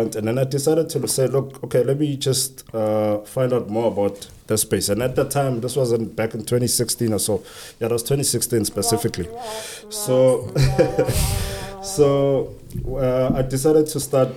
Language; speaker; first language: English; non-native, local second language; Southern Sotho